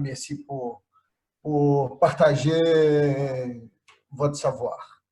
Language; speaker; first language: French; non-native, fluent; Portuguese